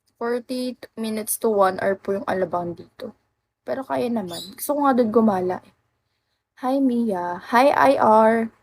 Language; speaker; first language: Filipino; native; Filipino